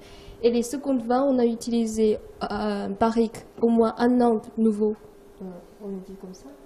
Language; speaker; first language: French; non-native, learner; Chinese